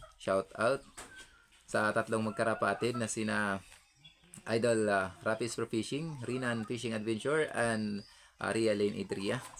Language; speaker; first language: Filipino; non-native, local second language; Hiligaynon